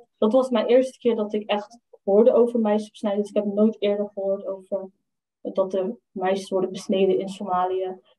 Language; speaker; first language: Dutch; early bilingual, other home language; Somali